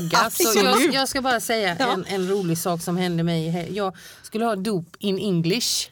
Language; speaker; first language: Swedish; native; Swedish